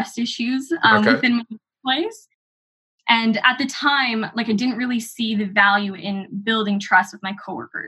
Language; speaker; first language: English; native; English